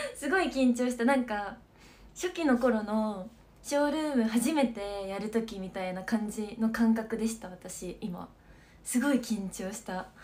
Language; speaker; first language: Japanese; native; Japanese